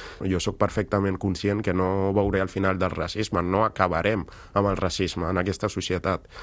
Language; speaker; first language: Catalan; early bilingual, other home language; Wolof